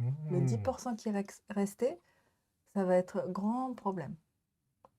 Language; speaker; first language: French; non-native, learner; Japanese